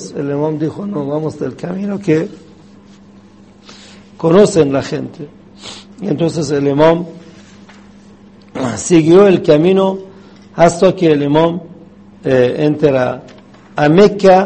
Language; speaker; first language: Spanish; non-native, fluent; Persian